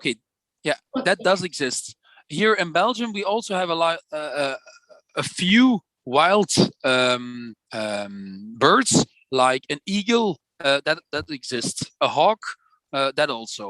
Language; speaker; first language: English; non-native, fluent; Dutch